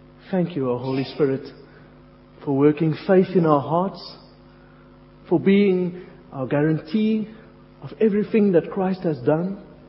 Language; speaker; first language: English; non-native, local second language; Afrikaans